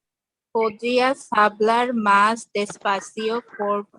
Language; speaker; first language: Spanish; non-native, learner; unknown